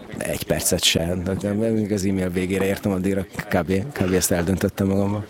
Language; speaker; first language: Hungarian; native; Hungarian